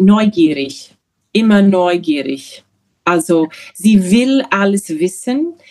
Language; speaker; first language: German; non-native, learner; English